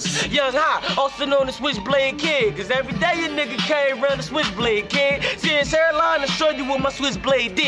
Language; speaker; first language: English; native; English